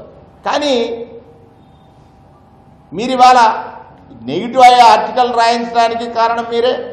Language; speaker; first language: Telugu; native; Telugu